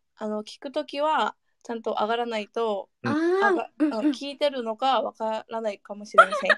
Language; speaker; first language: Japanese; non-native, fluent; Korean